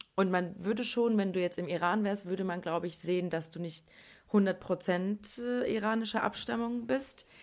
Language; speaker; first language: German; early bilingual, other home language; Persian